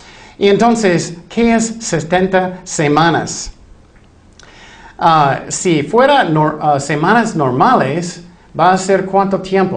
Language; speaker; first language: Spanish; non-native, fluent; English